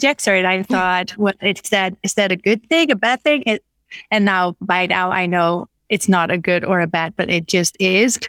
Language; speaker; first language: English; non-native, fluent; Dutch